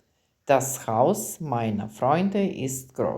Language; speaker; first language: German; non-native, fluent; Serbian